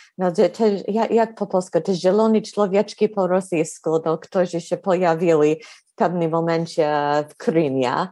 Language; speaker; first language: Polish; non-native, fluent; English